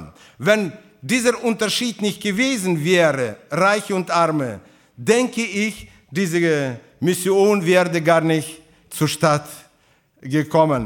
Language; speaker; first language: German; non-native, fluent; Russian